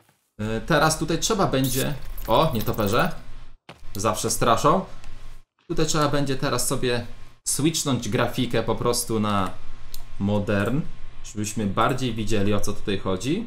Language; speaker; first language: Polish; native; Polish